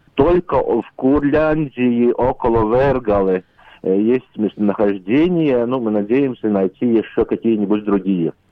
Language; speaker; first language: Russian; non-native, local second language; Latvian